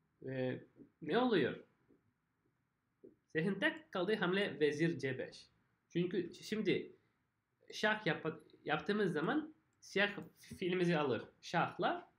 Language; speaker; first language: Turkish; non-native, fluent; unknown